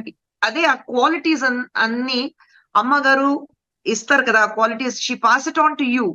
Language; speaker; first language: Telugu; non-native, fluent; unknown